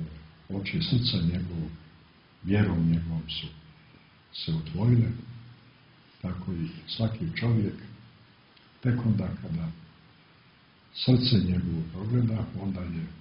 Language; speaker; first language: Croatian; native; Croatian